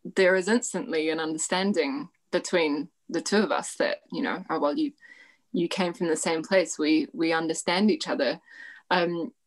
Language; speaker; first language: English; native; English